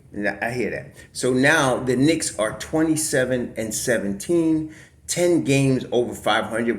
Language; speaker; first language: English; native; English